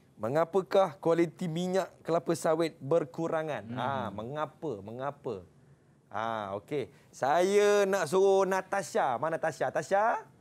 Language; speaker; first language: Malay; native; Malay